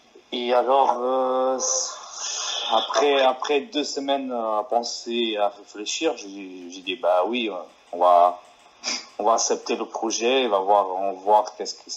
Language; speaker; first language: French; non-native, fluent; Portuguese